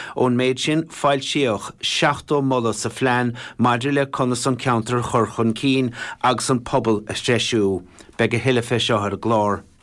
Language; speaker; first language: Irish; native; Irish